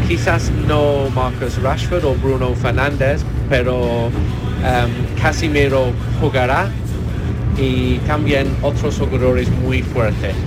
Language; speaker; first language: Spanish; non-native, learner; English